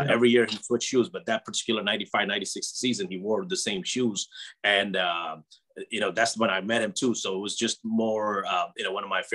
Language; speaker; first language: English; native; English